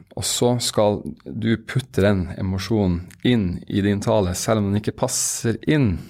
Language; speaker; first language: Norwegian; native; Norwegian